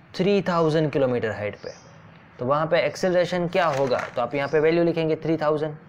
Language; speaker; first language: Hindi; non-native, local second language; Gujarati